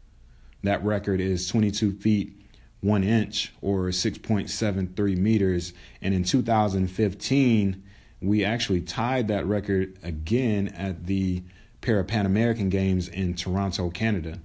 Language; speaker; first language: English; native; English